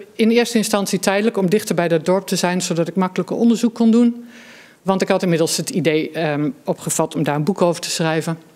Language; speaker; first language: Dutch; native; Dutch